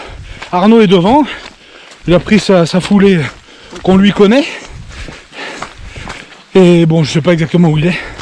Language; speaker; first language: French; native; French